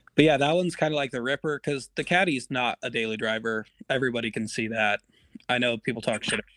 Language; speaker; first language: English; native; English